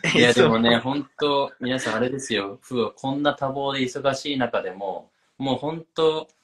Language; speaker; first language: Japanese; native; Japanese